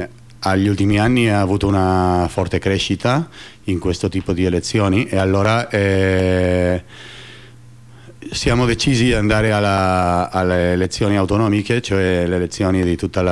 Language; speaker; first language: Italian; non-native, fluent; Catalan